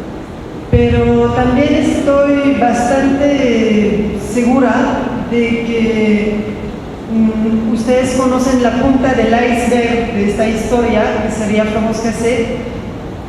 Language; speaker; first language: Spanish; non-native, fluent; French